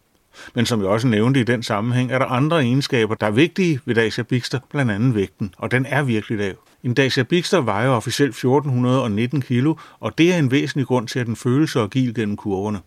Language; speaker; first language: Danish; native; Danish